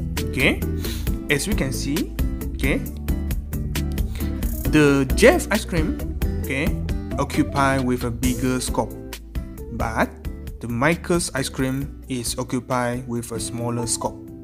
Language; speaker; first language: English; non-native, local second language; Malay